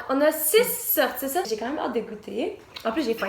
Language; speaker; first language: French; native; French